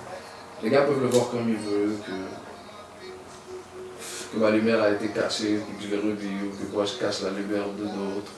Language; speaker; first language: French; native; French